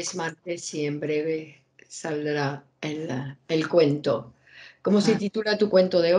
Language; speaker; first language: Spanish; native; Spanish